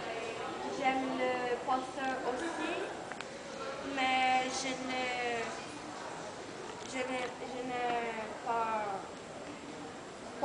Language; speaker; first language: French; non-native, learner; Portuguese